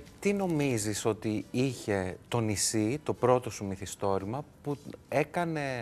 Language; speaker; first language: Greek; native; Greek